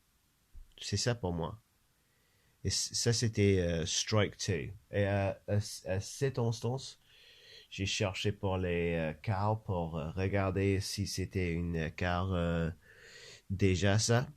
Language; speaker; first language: French; non-native, learner; English